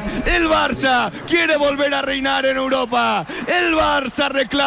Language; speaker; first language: Spanish; native; Spanish